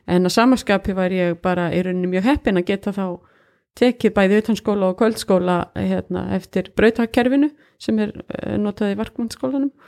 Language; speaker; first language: Icelandic; native; Icelandic